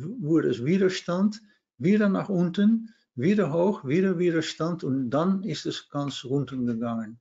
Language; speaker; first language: German; non-native, fluent; Dutch